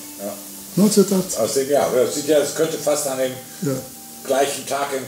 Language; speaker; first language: German; native; German